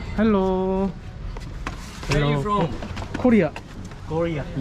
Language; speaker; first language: English; non-native, learner; Korean